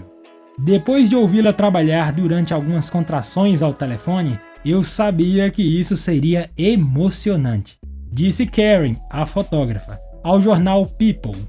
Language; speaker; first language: Portuguese; native; Portuguese